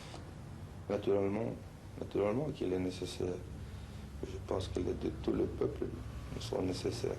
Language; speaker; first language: French; non-native, fluent; Spanish